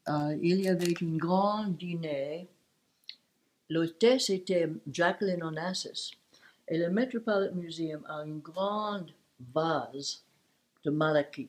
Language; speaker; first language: French; non-native, learner; English